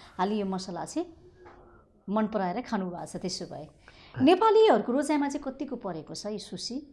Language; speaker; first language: Nepali; native; Nepali